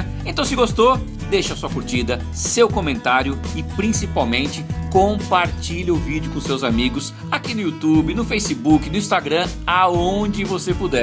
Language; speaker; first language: Portuguese; native; Portuguese